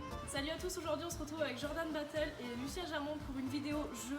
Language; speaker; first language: French; native; French